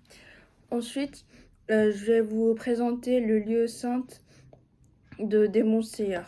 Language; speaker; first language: French; non-native, fluent; Japanese